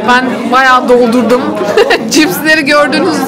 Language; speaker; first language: Turkish; native; Turkish